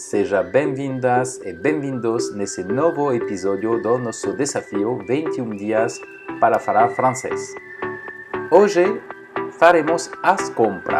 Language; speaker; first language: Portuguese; non-native, fluent; French